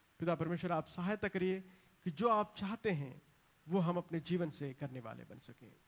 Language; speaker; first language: Hindi; non-native, local second language; Telugu